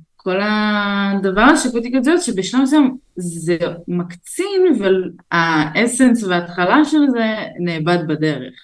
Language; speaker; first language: Hebrew; early bilingual, other home language; Russian